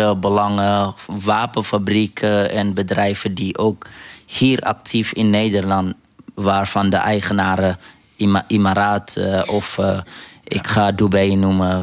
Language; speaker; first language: Dutch; non-native, fluent; Arabic